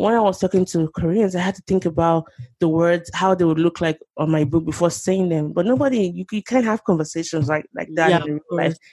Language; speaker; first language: English; non-native, local second language; Yoruba